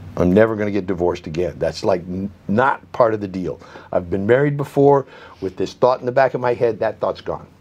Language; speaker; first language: English; native; English